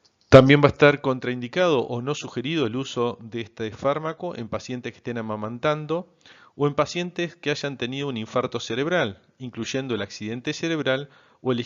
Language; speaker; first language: Spanish; native; Spanish